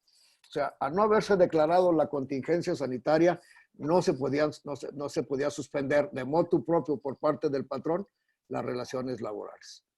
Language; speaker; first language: Spanish; native; Spanish